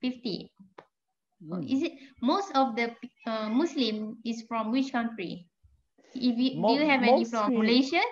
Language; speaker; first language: English; non-native, fluent; Malay